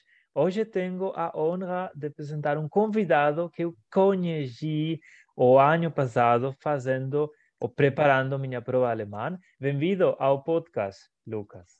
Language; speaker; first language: Portuguese; non-native, fluent; Spanish